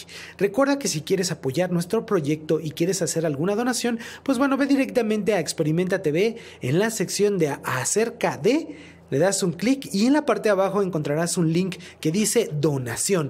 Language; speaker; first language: Spanish; native; Spanish